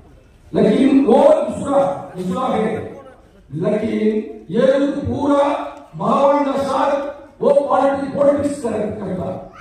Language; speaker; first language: Hindi; non-native, local second language; Tamil